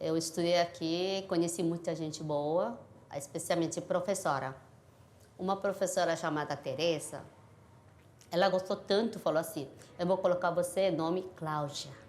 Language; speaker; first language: Portuguese; early bilingual, other home language; Korean